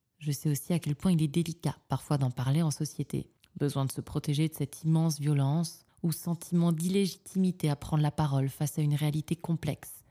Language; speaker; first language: French; native; French